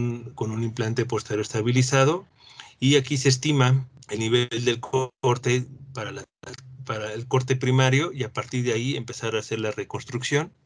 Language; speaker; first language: Spanish; native; Spanish